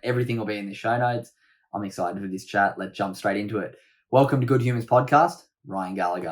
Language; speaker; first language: English; native; English